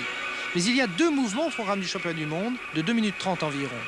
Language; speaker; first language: French; native; French